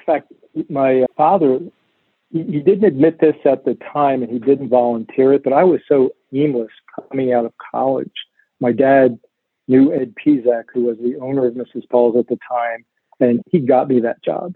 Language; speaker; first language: English; native; English